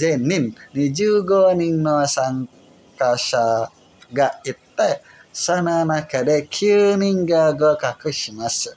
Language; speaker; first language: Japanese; non-native, learner; Indonesian